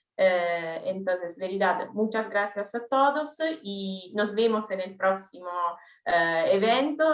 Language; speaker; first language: Spanish; non-native, fluent; Italian